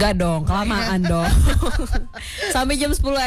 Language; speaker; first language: Indonesian; native; Indonesian